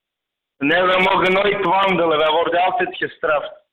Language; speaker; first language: Dutch; non-native, fluent; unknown